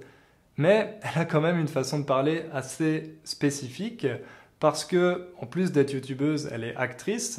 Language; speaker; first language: French; native; French